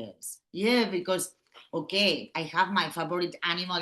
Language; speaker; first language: English; non-native, learner; Catalan